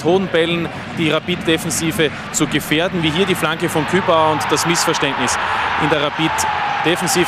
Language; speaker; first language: German; native; German